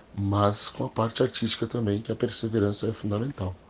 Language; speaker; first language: Portuguese; early bilingual, other home language; English